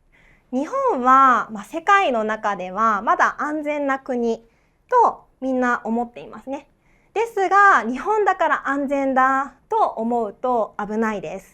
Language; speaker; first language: Japanese; non-native, fluent; Chinese